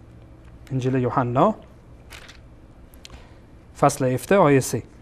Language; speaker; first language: Persian; native; Persian